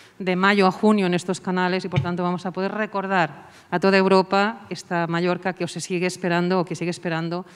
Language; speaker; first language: Spanish; non-native, local second language; Catalan